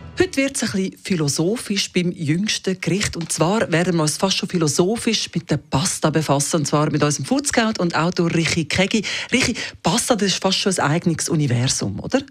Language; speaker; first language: German; native; German